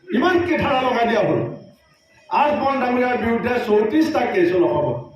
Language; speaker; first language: Assamese; native; Assamese